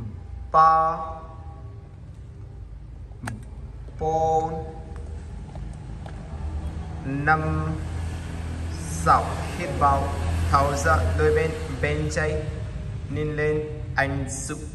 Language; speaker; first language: Vietnamese; non-native, learner; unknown